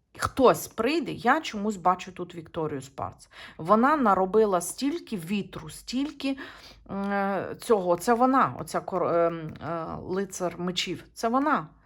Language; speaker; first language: Ukrainian; native; Ukrainian